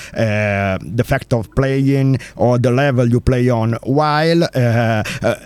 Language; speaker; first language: English; non-native, learner; Italian